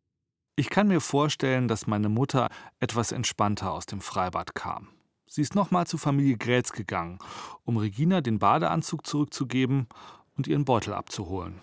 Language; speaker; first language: German; native; German